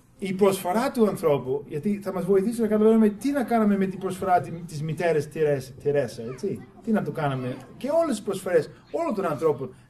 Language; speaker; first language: Greek; non-native, fluent; English